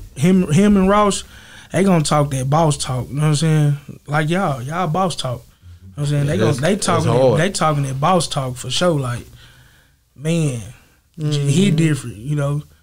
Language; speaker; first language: English; native; English